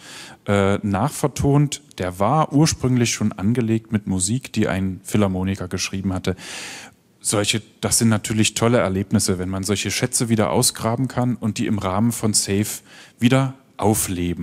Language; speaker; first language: German; native; German